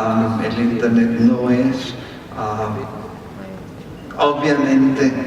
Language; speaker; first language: Spanish; non-native, fluent; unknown